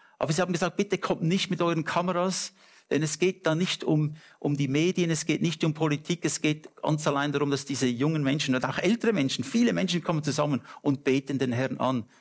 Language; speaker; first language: German; non-native, fluent; English